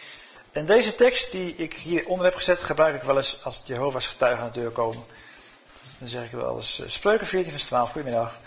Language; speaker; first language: Dutch; native; Dutch